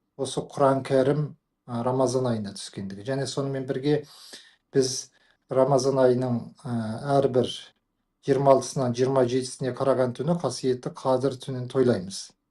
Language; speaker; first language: Kazakh; native; Kazakh